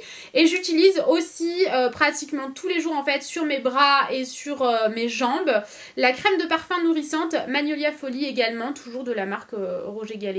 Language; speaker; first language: French; native; French